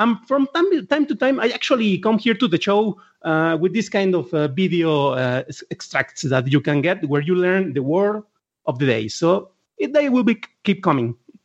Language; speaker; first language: English; non-native, fluent; Spanish